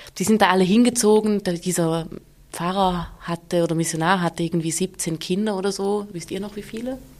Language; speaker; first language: German; native; German